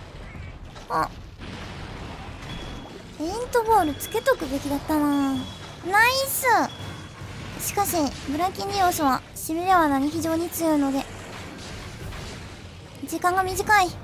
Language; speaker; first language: Japanese; native; Japanese